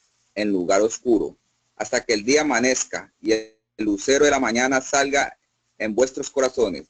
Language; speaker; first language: Spanish; native; Spanish